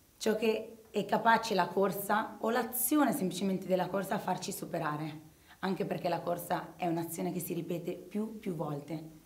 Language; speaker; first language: Italian; early bilingual, other home language; Arabic